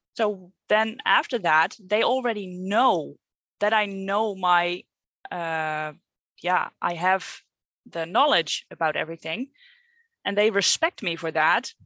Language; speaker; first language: English; non-native, fluent; Dutch